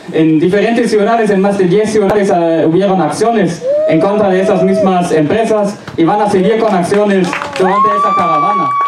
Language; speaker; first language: Spanish; non-native, fluent; German